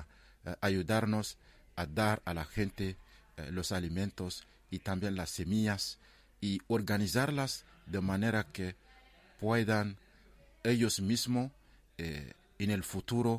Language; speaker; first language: Spanish; non-native, fluent; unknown